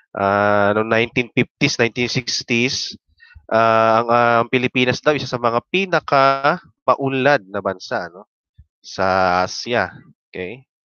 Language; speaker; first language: Filipino; native; Filipino